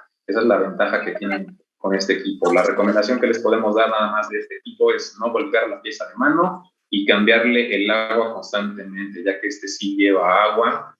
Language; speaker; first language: Spanish; native; Spanish